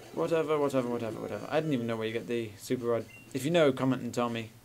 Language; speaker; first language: English; native; English